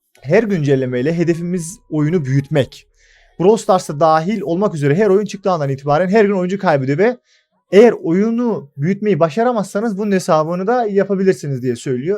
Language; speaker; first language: Turkish; native; Turkish